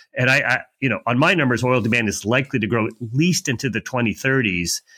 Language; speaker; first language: English; native; English